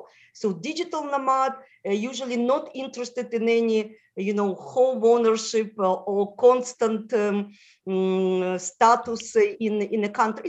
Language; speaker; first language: English; non-native, fluent; Russian